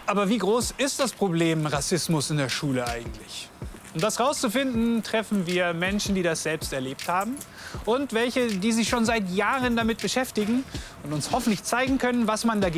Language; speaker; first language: German; native; German